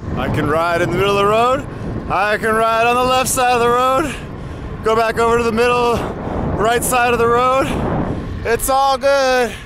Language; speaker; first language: English; native; English